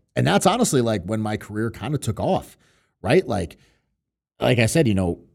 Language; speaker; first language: English; native; English